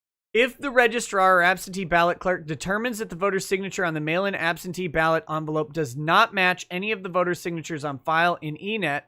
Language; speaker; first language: English; native; English